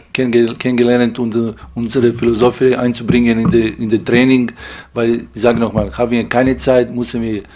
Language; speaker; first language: German; non-native, fluent; Serbian